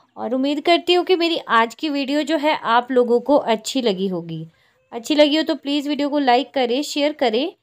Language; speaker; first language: Hindi; native; Hindi